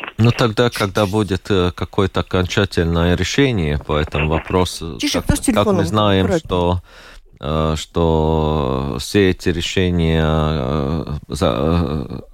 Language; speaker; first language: Russian; non-native, local second language; Latvian